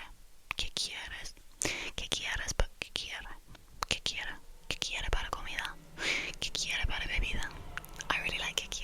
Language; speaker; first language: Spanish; non-native, learner; English